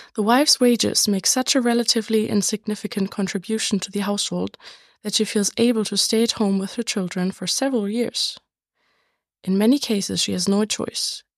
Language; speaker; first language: English; non-native, fluent; German